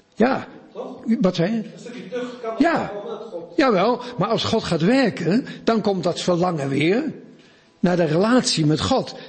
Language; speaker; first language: Dutch; native; Dutch